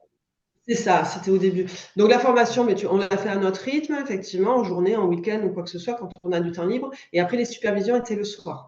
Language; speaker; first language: French; native; French